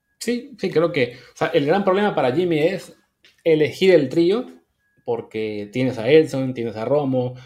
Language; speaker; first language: Spanish; native; Spanish